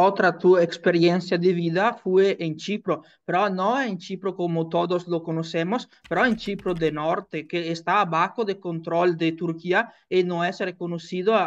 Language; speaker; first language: Spanish; non-native, learner; Italian